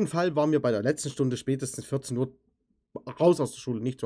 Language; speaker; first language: German; native; German